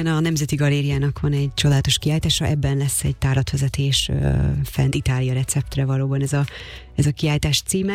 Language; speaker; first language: Hungarian; native; Hungarian